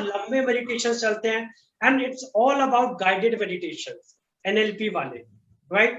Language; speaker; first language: Hindi; native; Hindi